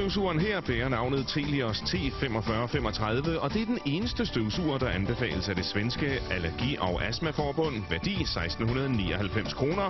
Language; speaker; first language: Danish; native; Danish